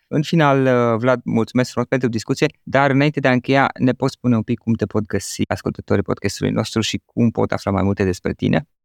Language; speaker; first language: Romanian; native; Romanian